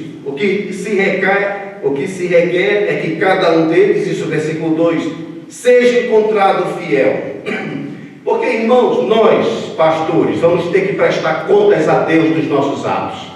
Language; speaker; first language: Portuguese; native; Portuguese